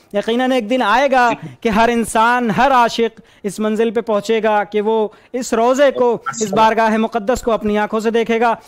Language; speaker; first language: Urdu; native; Urdu